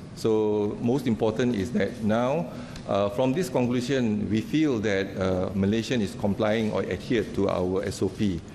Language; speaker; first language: English; non-native, local second language; Malay